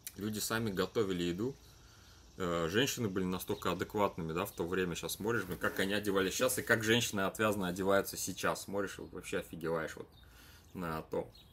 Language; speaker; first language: Russian; native; Russian